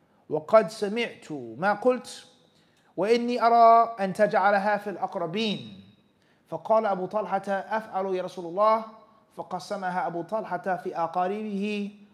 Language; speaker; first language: Arabic; non-native, fluent; English